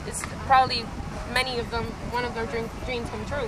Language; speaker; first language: English; non-native, local second language; Spanish